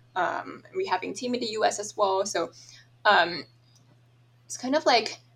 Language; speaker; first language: English; non-native, fluent; Thai